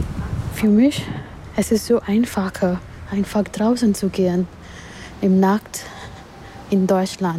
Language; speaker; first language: German; non-native, learner; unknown